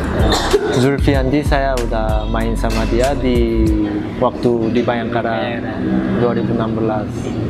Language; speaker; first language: Indonesian; non-native, learner; Korean